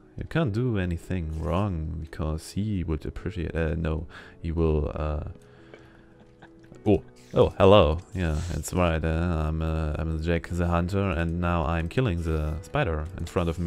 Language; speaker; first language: English; non-native, learner; German